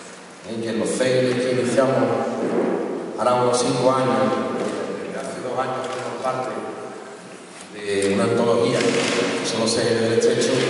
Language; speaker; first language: Spanish; native; Spanish